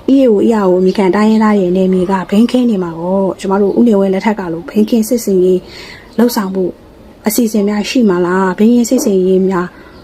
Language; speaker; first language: Burmese; native; Burmese